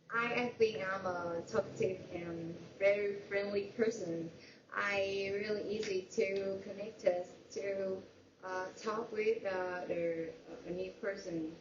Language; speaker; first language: English; non-native, learner; Vietnamese